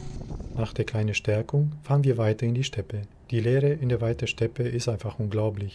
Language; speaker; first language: German; native; German